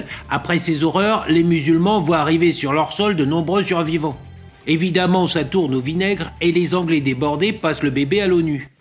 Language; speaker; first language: French; native; French